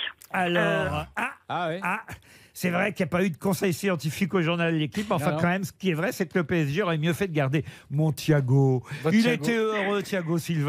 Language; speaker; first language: French; native; French